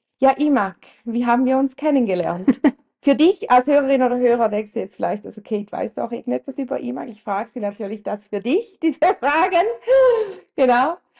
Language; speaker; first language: German; native; German